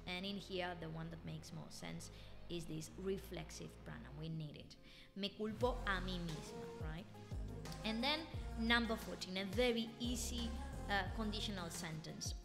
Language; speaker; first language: English; non-native, fluent; Spanish